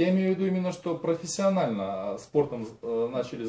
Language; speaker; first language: Russian; native; Russian